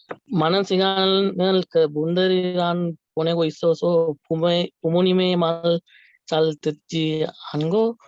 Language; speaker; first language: Korean; non-native, learner; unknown